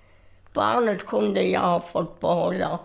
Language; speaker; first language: Swedish; non-native, fluent; German